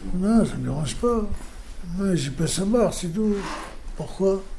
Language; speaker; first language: French; non-native, learner; Arabic